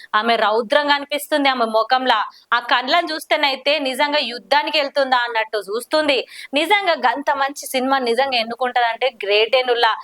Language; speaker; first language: Telugu; native; Telugu